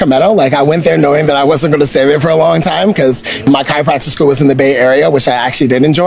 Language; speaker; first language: English; native; English